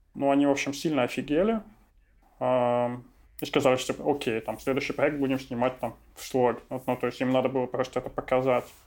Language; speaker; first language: Russian; native; Russian